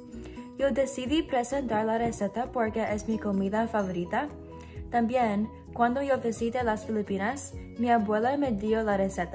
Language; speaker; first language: Spanish; non-native, learner; English